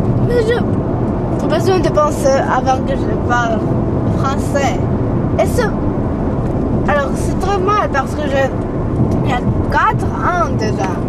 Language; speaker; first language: French; non-native, learner; Georgian